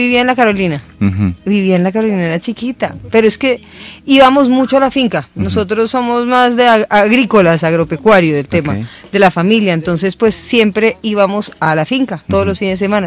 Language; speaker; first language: Spanish; native; Spanish